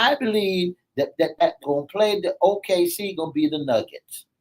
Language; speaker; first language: English; native; English